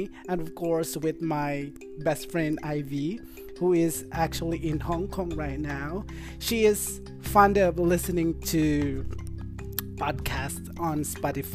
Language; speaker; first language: English; non-native, local second language; Filipino